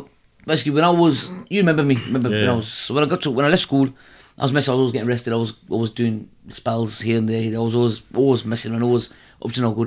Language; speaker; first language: English; native; English